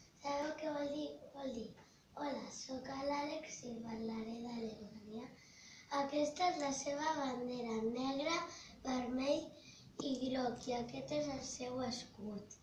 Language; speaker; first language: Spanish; non-native, local second language; Catalan